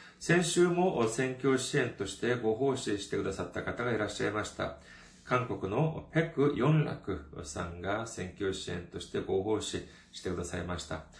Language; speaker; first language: Japanese; non-native, fluent; Korean